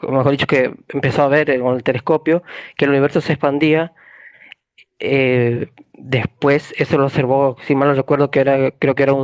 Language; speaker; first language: Spanish; native; Spanish